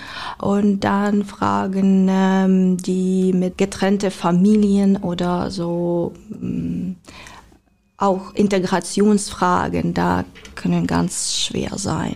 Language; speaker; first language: German; non-native, fluent; Ukrainian